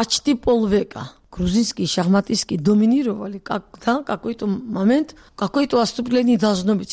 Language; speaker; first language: Russian; non-native, local second language; Georgian